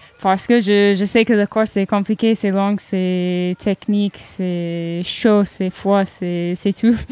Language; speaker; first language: French; non-native, learner; English